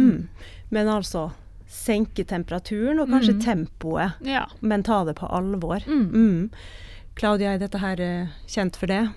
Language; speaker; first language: Norwegian; native; Norwegian